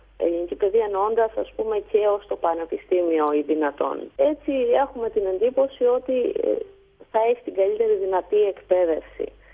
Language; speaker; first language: Greek; early bilingual, heritage; Greek